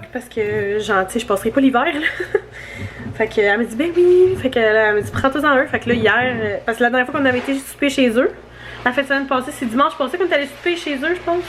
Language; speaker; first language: French; native; French